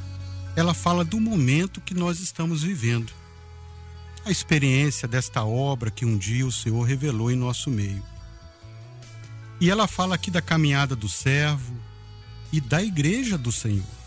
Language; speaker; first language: Portuguese; native; Portuguese